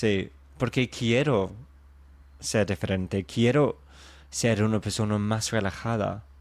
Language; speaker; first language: Spanish; non-native, fluent; English